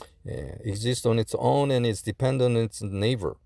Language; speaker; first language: English; non-native, fluent; Korean